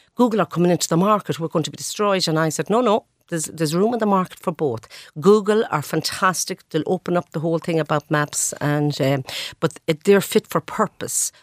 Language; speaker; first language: English; native; English